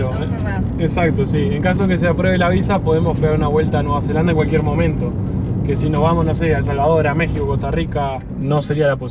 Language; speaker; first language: Spanish; native; Spanish